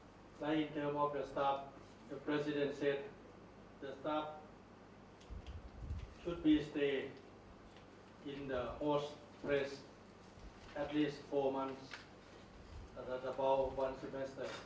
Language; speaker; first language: English; non-native, learner; Thai